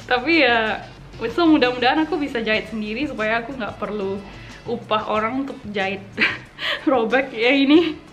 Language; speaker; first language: Indonesian; early bilingual, heritage; Indonesian